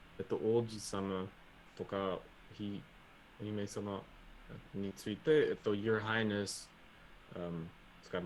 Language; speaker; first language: Japanese; non-native, learner; English